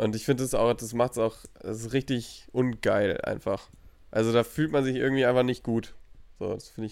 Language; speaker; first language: German; native; German